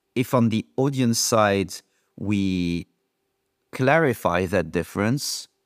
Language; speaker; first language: English; non-native, fluent; French